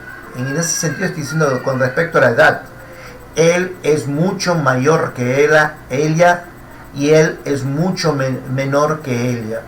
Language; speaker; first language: Spanish; non-native, fluent; Portuguese